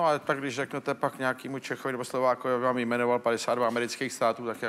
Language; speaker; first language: Czech; native; Czech